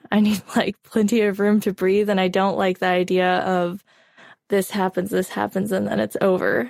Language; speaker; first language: English; native; English